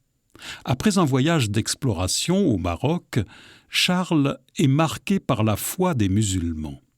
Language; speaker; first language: French; native; French